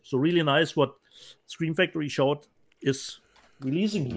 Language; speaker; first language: English; non-native, fluent; German